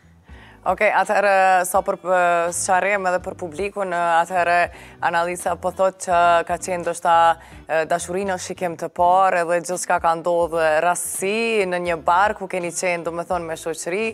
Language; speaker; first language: Albanian; native; Albanian